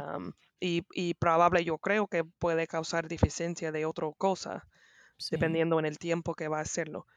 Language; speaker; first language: Spanish; non-native, learner; English